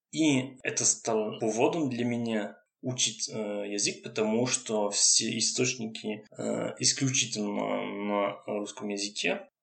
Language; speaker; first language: Russian; non-native, fluent; French